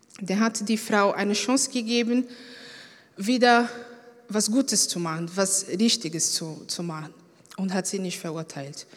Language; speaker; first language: German; non-native, fluent; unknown